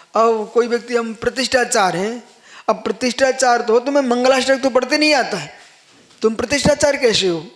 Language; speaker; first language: Hindi; native; Hindi